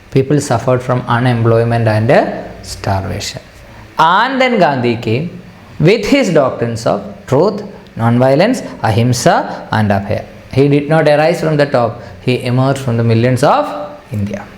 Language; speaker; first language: English; non-native, local second language; Malayalam